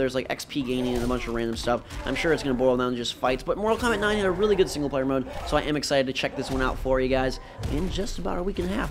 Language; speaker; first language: English; native; English